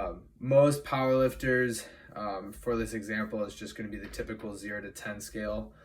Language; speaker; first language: English; native; English